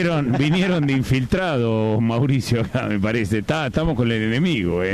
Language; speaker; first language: Spanish; native; Spanish